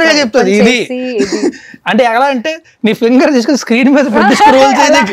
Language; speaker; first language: Telugu; native; Telugu